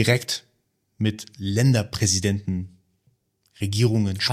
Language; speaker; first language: German; early bilingual, other home language; Persian